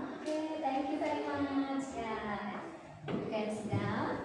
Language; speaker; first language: English; non-native, learner; Indonesian